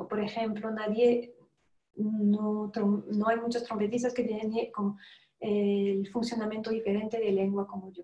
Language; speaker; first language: Spanish; non-native, fluent; French